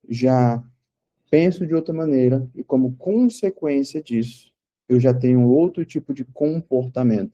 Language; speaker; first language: Portuguese; native; Portuguese